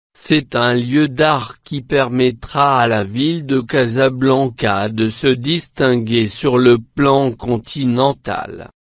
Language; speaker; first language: French; non-native, local second language; Arabic